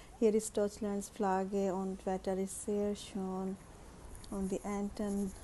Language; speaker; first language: German; non-native, learner; Urdu